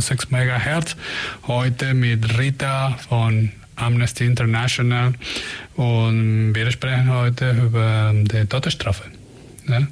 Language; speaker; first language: German; non-native, learner; Spanish